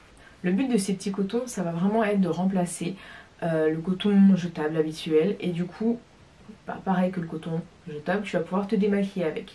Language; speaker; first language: French; native; French